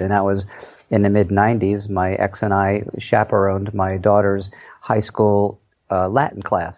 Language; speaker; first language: English; native; English